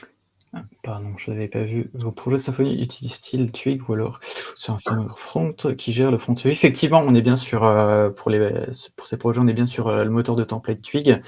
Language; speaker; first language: French; native; French